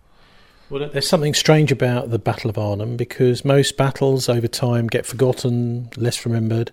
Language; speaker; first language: English; native; English